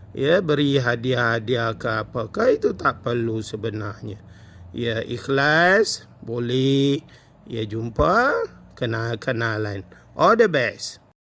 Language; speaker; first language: Malay; native; Malay